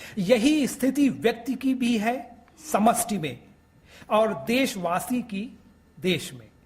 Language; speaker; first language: Hindi; native; Hindi